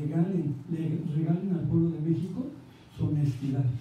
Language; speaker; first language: Spanish; native; Spanish